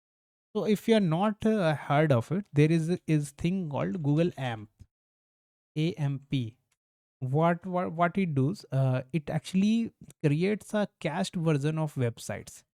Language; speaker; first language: English; non-native, local second language; Hindi